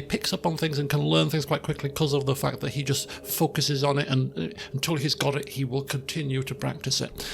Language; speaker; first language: English; native; English